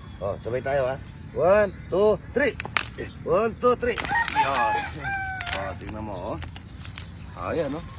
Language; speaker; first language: Filipino; non-native, local second language; Pampanga